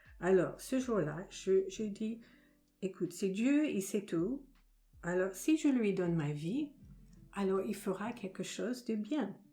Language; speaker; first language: French; non-native, fluent; English